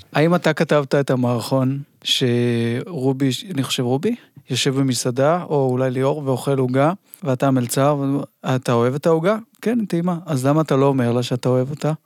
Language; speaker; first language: Hebrew; native; Hebrew